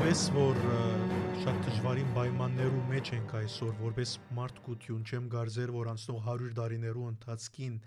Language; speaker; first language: Armenian; early bilingual, heritage; Armenian